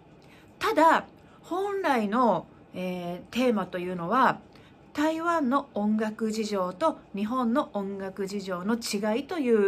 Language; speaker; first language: Japanese; native; Japanese